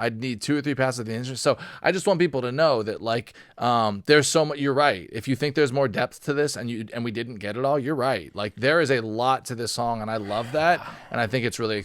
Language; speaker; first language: English; native; English